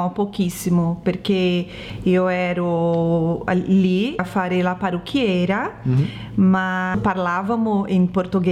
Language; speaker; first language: Italian; non-native, learner; Portuguese